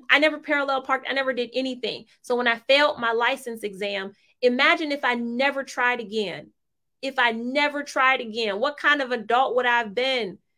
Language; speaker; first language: English; native; English